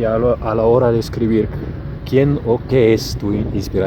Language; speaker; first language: Spanish; non-native, fluent; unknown